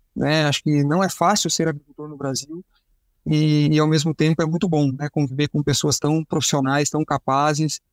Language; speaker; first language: Portuguese; native; Portuguese